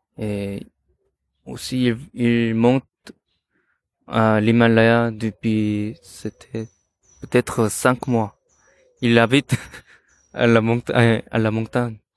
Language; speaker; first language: French; non-native, learner; Korean